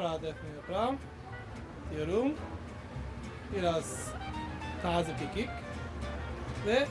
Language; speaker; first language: Turkish; non-native, learner; Italian